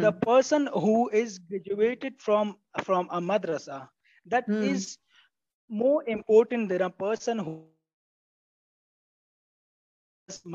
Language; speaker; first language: English; non-native, fluent; Pashto